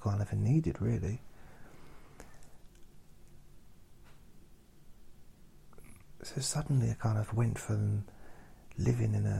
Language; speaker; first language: English; native; English